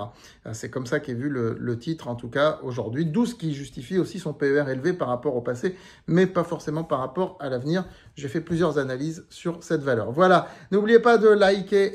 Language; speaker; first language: French; native; French